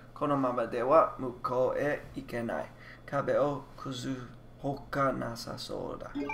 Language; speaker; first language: Japanese; non-native, learner; English